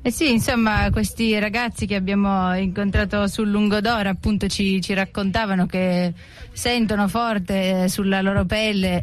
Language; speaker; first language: Italian; native; Italian